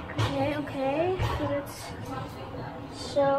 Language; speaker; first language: Dutch; early bilingual, other home language; Indonesian